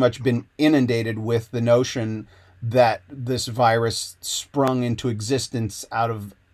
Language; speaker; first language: English; native; English